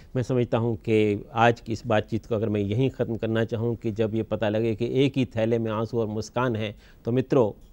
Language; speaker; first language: Hindi; native; Hindi